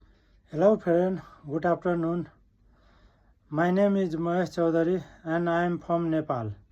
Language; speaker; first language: English; non-native, learner; Nepali